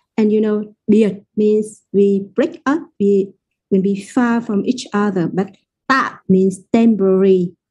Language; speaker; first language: English; non-native, fluent; Vietnamese